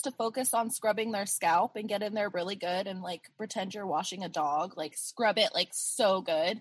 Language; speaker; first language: English; native; English